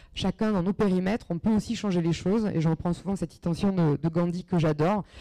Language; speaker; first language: French; native; French